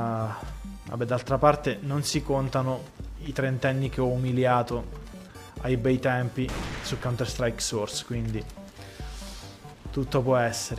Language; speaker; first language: Italian; native; Italian